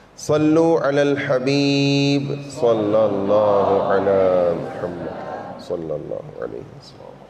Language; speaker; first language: Indonesian; non-native, learner; Urdu